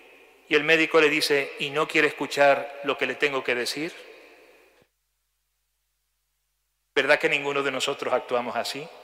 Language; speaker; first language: Spanish; native; Spanish